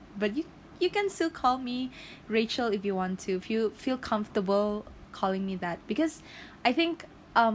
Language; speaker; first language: English; non-native, local second language; Malay